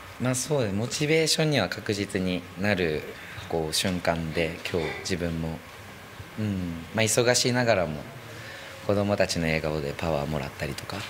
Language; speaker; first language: Japanese; native; Japanese